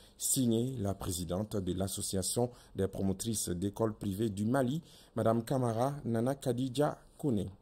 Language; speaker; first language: French; non-native, local second language; Bambara